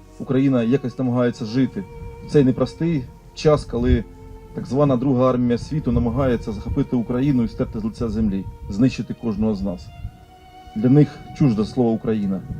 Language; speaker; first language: Ukrainian; native; Ukrainian